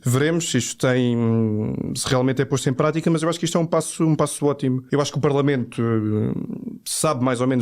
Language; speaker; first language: Portuguese; native; Portuguese